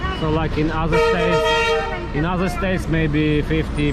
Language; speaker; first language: English; non-native, learner; Ukrainian